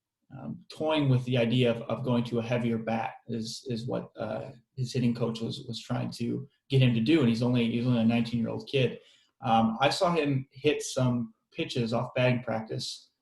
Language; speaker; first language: English; native; English